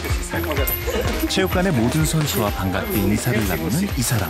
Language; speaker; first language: Korean; native; Korean